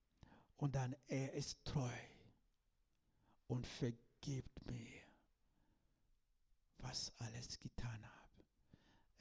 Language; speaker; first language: German; non-native, learner; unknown